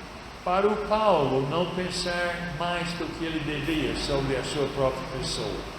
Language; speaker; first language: Portuguese; non-native, fluent; English